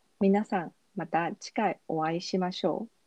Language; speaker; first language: Japanese; non-native, fluent; Chinese